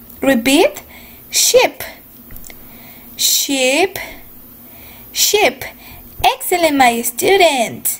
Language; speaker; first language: English; non-native, fluent; Spanish